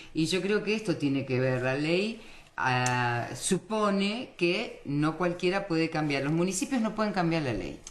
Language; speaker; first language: Spanish; native; Spanish